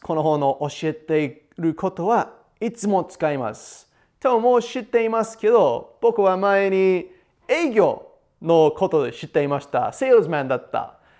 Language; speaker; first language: Japanese; non-native, learner; English